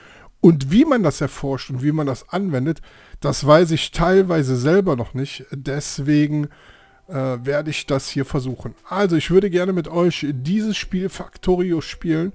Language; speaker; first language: German; native; German